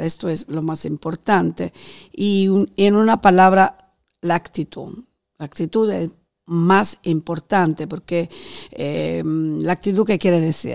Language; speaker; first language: Spanish; non-native, fluent; Italian